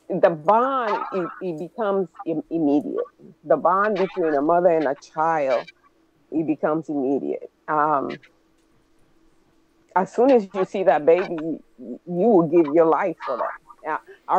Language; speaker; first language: English; early bilingual, other home language; Spanish